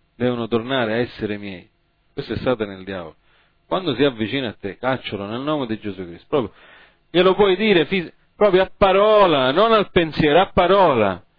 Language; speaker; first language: Italian; early bilingual, heritage; Italian